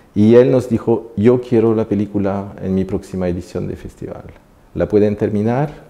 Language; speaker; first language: Spanish; non-native, fluent; French